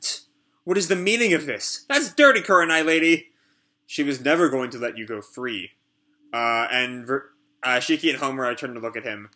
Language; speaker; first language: English; native; English